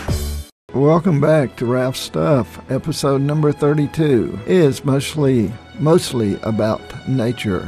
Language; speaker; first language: English; native; English